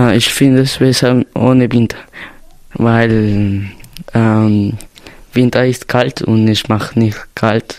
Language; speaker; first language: German; non-native, learner; Spanish